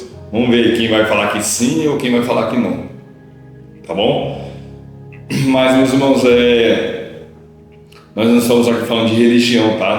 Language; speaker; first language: Portuguese; native; Portuguese